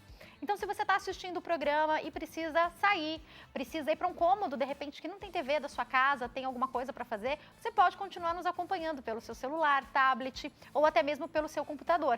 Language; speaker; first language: Portuguese; native; Portuguese